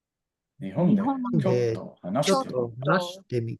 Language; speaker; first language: Japanese; non-native, learner; English